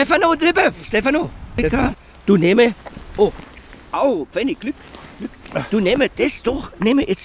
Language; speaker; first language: German; non-native, learner; Italian